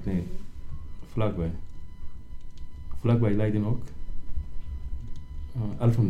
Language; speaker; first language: Dutch; non-native, learner; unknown